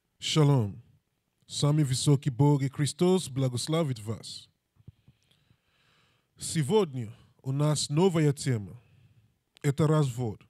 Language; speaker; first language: Russian; non-native, learner; English